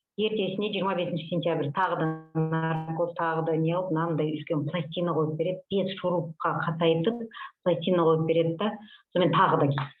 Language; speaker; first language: Kazakh; native; Kazakh